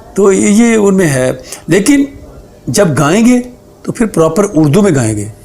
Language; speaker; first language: Urdu; native; Urdu